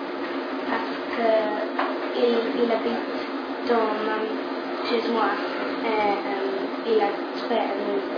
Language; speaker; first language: French; non-native, learner; English